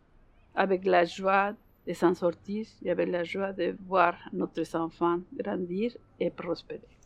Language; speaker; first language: French; non-native, learner; Spanish